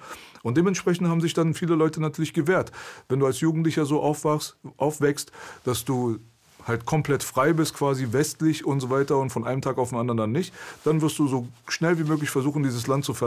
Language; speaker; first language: German; early bilingual, other home language; Persian